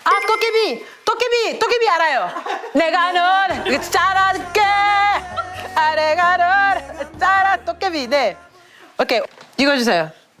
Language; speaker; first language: Korean; non-native, learner; English